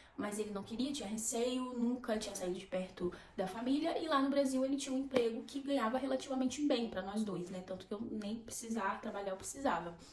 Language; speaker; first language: Portuguese; native; Portuguese